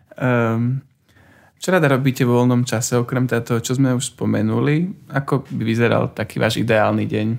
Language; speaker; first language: Slovak; native; Slovak